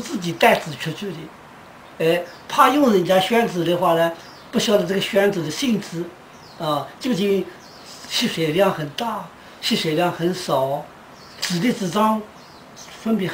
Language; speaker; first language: Chinese; native; Chinese